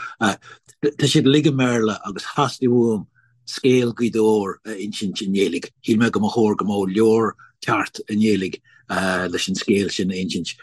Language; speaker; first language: Irish; non-native, local second language; English